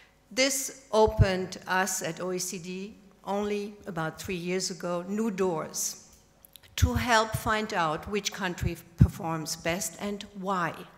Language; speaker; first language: English; non-native, fluent; German